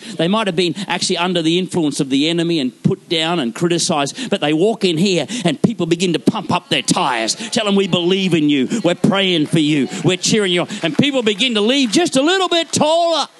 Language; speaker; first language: English; native; English